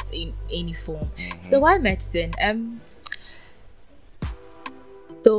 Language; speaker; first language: English; non-native, local second language; Akan